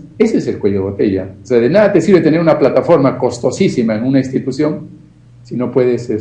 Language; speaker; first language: Spanish; native; Spanish